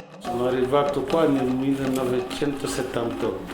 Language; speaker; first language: Italian; non-native, fluent; Wolof